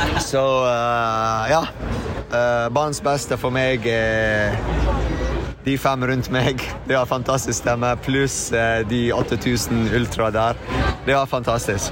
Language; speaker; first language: Norwegian; non-native, fluent; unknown